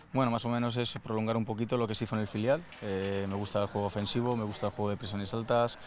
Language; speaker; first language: Spanish; native; Spanish